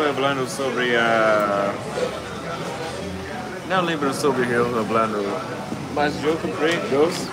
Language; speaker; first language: Spanish; non-native, learner; English